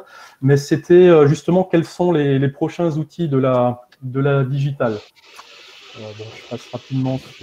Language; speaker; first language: French; native; French